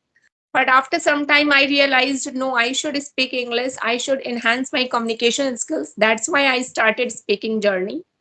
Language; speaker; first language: English; non-native, learner; Hindi